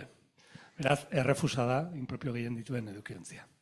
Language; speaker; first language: Basque; native; Basque